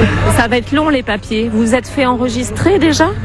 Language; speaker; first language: French; native; French